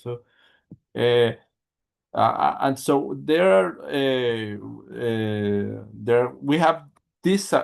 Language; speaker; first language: English; non-native, learner; Spanish